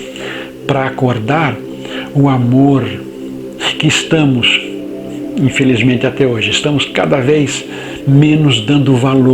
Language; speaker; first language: Portuguese; native; Portuguese